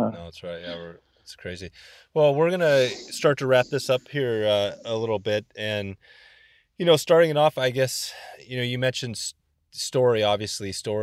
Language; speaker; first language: English; native; English